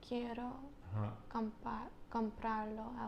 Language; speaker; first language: Spanish; non-native, learner; English